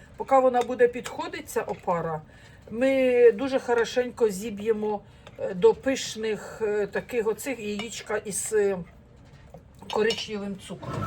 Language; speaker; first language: Ukrainian; non-native, local second language; Russian